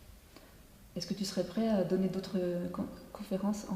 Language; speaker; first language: French; native; French